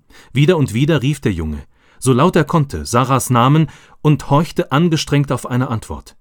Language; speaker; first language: German; native; German